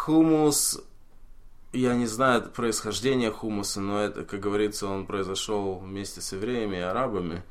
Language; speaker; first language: Russian; early bilingual, heritage; Russian